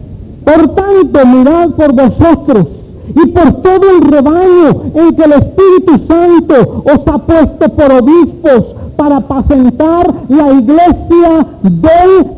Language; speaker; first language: Spanish; native; Spanish